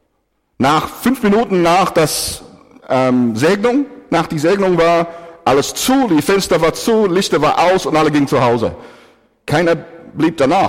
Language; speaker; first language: German; non-native, fluent; English